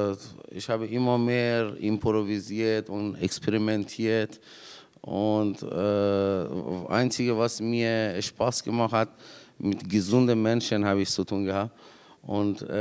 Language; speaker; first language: German; non-native, fluent; Persian